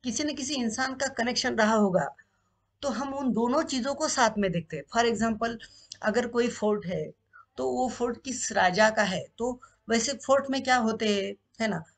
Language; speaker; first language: Hindi; non-native, local second language; Marathi